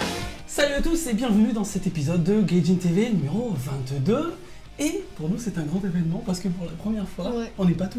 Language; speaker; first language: French; native; French